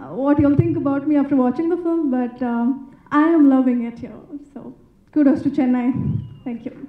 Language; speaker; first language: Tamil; non-native, learner; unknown